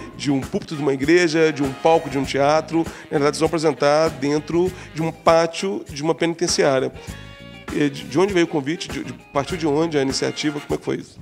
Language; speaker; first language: Portuguese; native; Portuguese